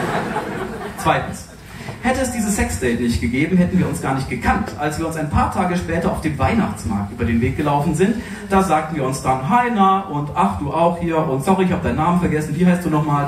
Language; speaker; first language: German; native; German